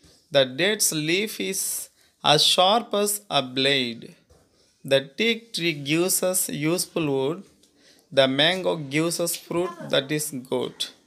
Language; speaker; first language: English; non-native, local second language; Tamil